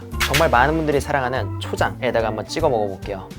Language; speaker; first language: Korean; native; Korean